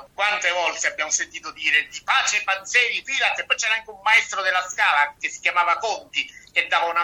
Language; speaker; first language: Italian; native; Italian